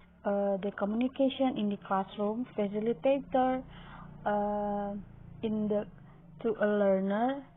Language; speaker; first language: English; non-native, learner; Indonesian